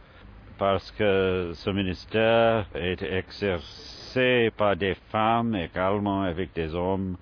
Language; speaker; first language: French; non-native, fluent; English